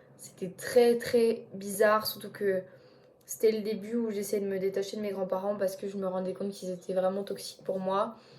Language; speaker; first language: French; native; French